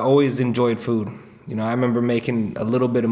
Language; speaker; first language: English; native; English